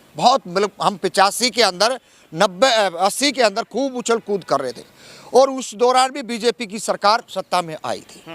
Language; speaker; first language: Hindi; native; Hindi